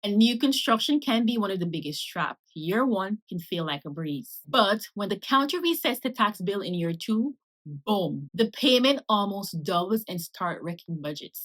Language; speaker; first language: English; native; English